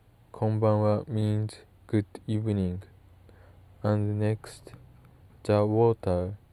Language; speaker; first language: English; non-native, learner; Japanese